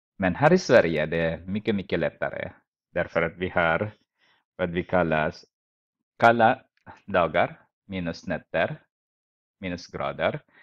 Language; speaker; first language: Swedish; non-native, fluent; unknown